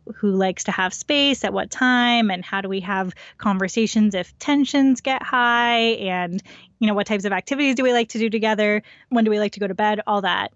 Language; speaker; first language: English; native; English